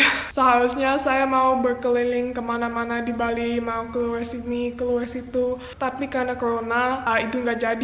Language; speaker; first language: Indonesian; non-native, local second language; English